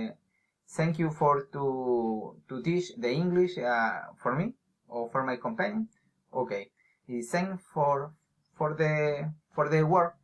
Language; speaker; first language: English; non-native, learner; Spanish